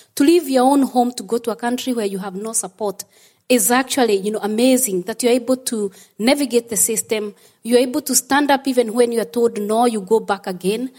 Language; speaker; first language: English; non-native, local second language; Kikuyu